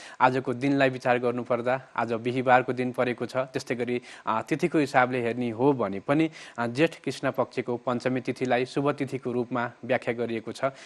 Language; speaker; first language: Nepali; native; Nepali